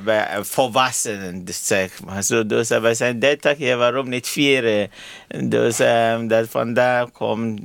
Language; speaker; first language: Dutch; non-native, learner; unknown